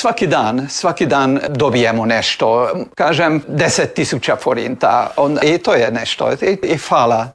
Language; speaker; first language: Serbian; early bilingual, heritage; Serbian